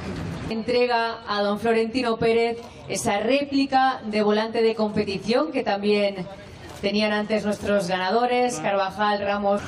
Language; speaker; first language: Spanish; native; Spanish